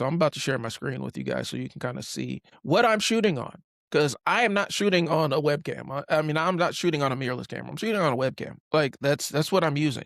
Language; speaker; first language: English; native; English